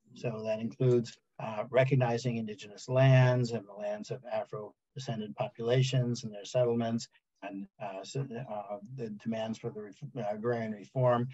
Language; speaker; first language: English; native; English